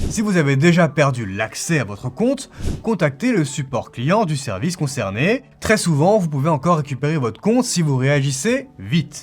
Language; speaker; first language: French; native; French